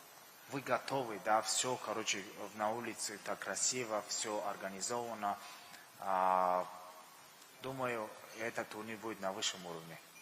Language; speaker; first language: Russian; non-native, local second language; Tajik